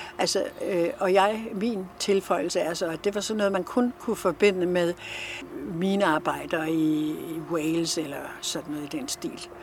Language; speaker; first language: Danish; native; Danish